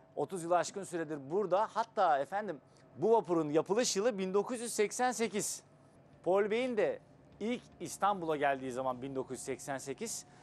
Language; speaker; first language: Turkish; native; Turkish